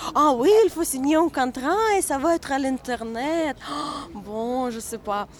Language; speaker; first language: French; non-native, fluent; Russian